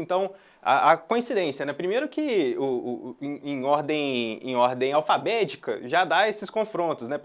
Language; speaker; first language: Portuguese; native; Portuguese